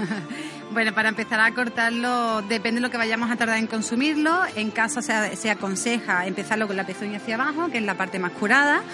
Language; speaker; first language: Spanish; native; Spanish